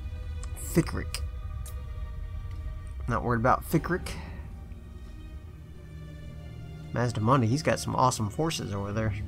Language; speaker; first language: English; native; English